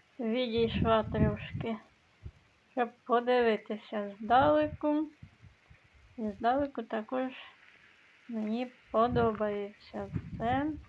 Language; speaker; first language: Ukrainian; native; Ukrainian